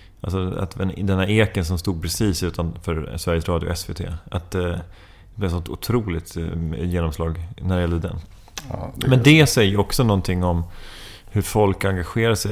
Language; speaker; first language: Swedish; native; Swedish